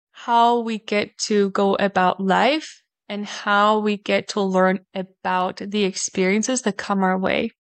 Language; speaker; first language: English; non-native, fluent; Spanish